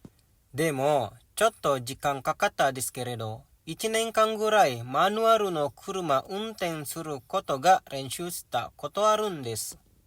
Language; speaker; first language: Japanese; non-native, learner; Indonesian